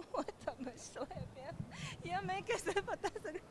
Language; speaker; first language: Hindi; non-native, fluent; Chinese